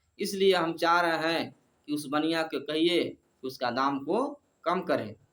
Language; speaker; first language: Hindi; native; Hindi